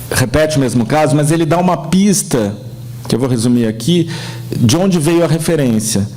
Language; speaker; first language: Portuguese; native; Portuguese